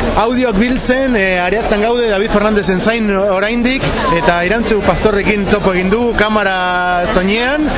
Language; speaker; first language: Basque; native; Basque